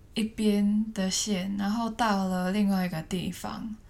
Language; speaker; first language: Chinese; non-native, fluent; Cantonese